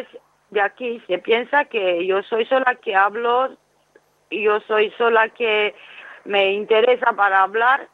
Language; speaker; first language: Spanish; non-native, learner; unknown